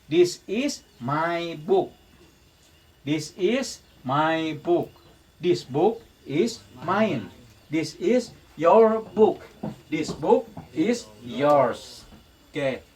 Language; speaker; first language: English; non-native, learner; Sundanese